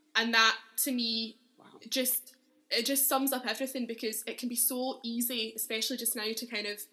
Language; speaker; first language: English; native; English